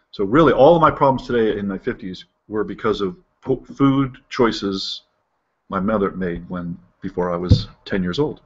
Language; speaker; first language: English; native; English